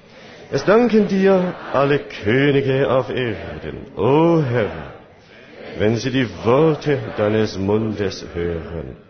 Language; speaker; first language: German; non-native, fluent; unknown